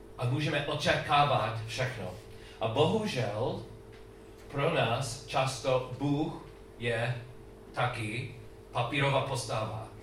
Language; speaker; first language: Czech; non-native, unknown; English